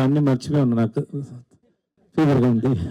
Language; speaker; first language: Telugu; non-native, learner; Tamil